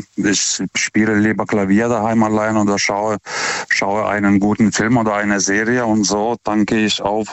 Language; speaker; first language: German; non-native, fluent; Lithuanian